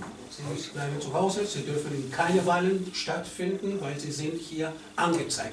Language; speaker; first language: German; non-native, fluent; Spanish